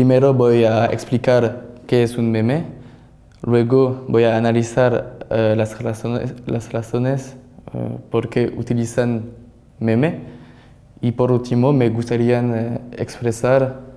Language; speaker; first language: Spanish; non-native, learner; French